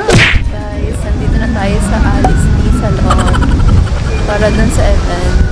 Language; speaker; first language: Filipino; native; Filipino